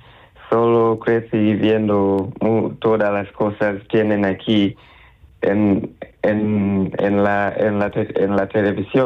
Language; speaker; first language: Spanish; non-native, learner; Swahili